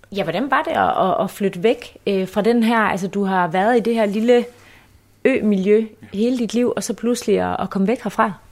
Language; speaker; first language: Danish; native; Danish